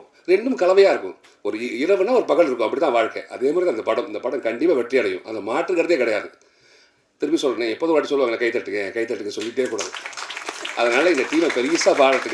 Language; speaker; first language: Tamil; native; Tamil